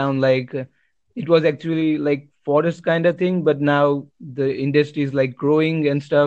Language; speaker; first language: English; non-native, local second language; Gujarati